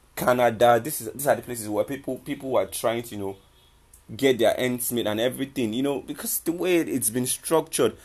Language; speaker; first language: English; non-native, local second language; Yoruba